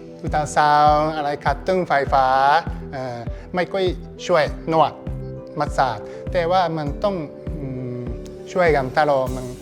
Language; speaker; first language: Thai; non-native, learner; Japanese